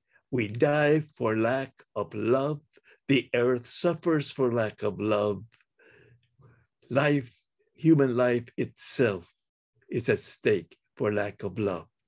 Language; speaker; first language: English; early bilingual, other home language; Spanish